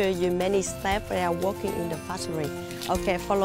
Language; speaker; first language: English; non-native, learner; Vietnamese